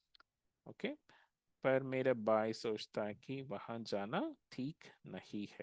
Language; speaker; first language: Hindi; non-native, local second language; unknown